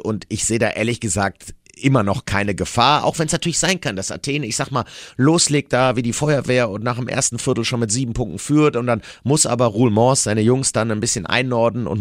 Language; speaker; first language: German; native; German